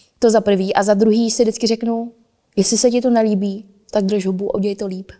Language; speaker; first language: Czech; early bilingual, other home language; Vietnamese